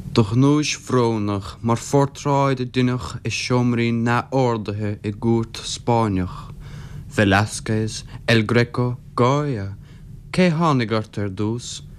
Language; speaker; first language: Irish; non-native, local second language; English